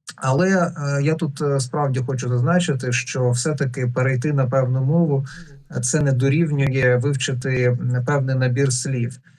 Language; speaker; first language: Ukrainian; non-native, local second language; Russian